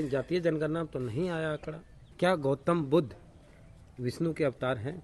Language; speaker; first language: Hindi; native; Hindi